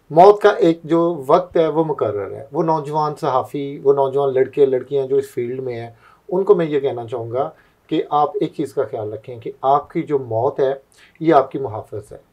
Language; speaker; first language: Urdu; non-native, local second language; Punjabi